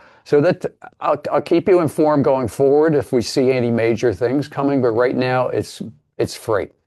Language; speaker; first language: English; native; English